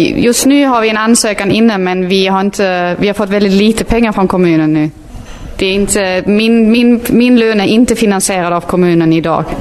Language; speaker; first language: Swedish; native; Swedish